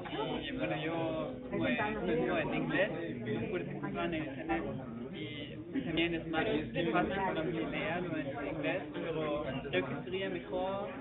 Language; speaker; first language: Spanish; non-native, fluent; German